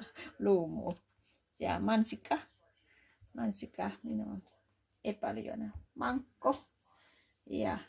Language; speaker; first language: Finnish; non-native, learner; Thai